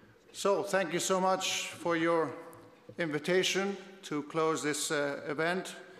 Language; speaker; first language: English; non-native, fluent; Spanish